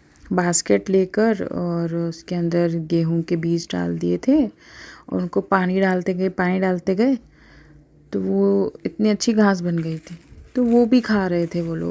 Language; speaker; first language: Hindi; native; Hindi